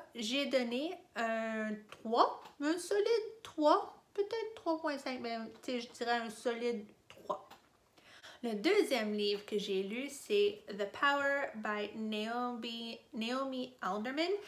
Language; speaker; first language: French; non-native, fluent; English